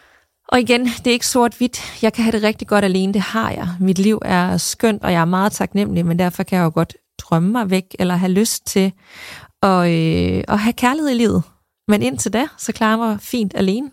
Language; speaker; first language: Danish; native; Danish